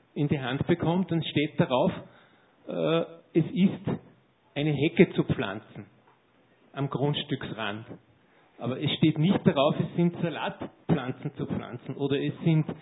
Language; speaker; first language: German; native; German